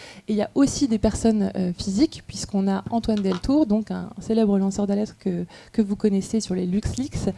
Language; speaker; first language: French; native; French